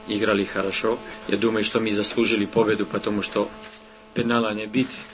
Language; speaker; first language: Russian; non-native, learner; Serbian